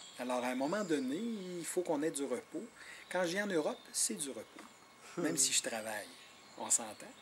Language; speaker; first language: French; non-native, local second language; Innu-aimun